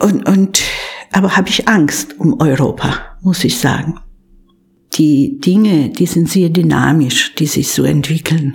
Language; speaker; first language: German; non-native, fluent; Polish